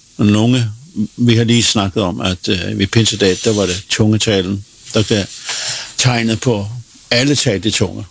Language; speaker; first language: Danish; non-native, local second language; Faroese